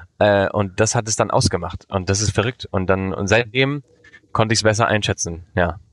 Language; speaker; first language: German; early bilingual, heritage; German